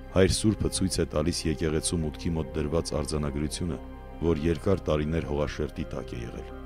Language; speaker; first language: Armenian; native; Armenian